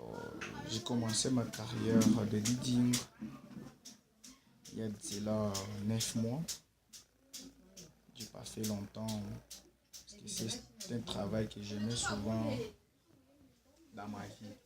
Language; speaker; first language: French; non-native, local second language; Swahili